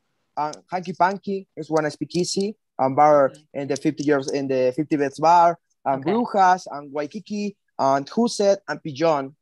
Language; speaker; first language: English; non-native, learner; Spanish